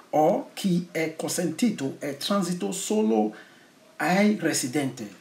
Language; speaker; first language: Italian; non-native, learner; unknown